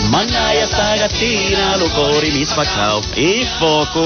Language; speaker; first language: Italian; early bilingual, heritage; Italian